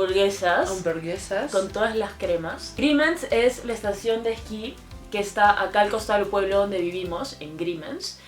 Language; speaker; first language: Spanish; native; Spanish